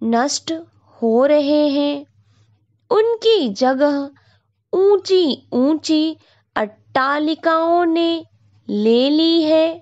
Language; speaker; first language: Hindi; non-native, local second language; Marathi